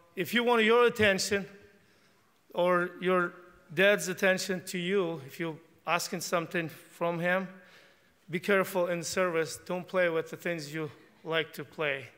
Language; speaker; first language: English; non-native, fluent; Ukrainian